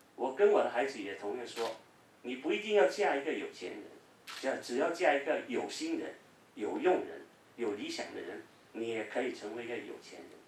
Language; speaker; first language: Chinese; early bilingual, heritage; Cantonese